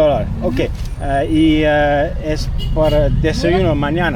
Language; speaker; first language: Spanish; non-native, learner; English